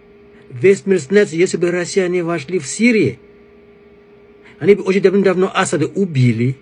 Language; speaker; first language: Russian; non-native, fluent; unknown